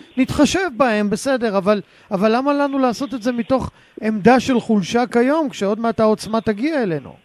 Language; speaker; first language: Hebrew; native; Hebrew